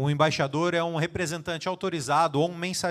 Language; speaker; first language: Portuguese; native; Portuguese